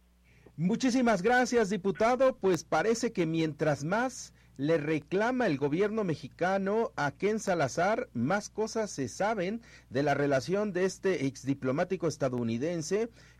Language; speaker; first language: Spanish; native; Spanish